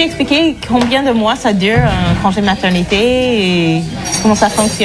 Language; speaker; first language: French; non-native, fluent; English